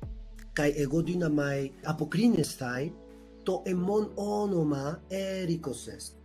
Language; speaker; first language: Greek; non-native, fluent; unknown